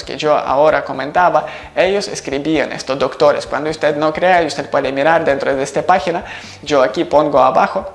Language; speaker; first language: Spanish; non-native, learner; Ukrainian